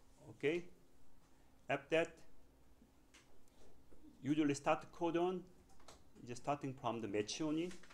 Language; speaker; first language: English; non-native, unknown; Korean